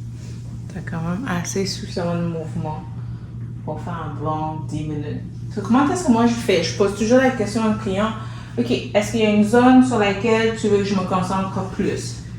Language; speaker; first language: French; native; French